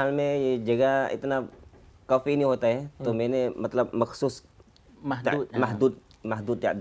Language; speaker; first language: Hindi; non-native, fluent; Khmer